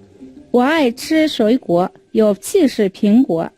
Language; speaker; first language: Chinese; non-native, fluent; Mongolian